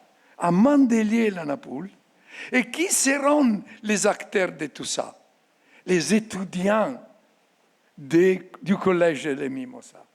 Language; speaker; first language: French; non-native, fluent; Italian